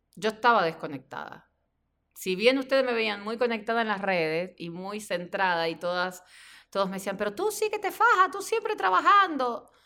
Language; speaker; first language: Spanish; native; Spanish